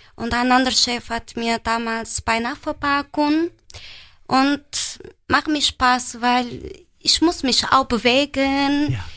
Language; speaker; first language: German; non-native, fluent; Portuguese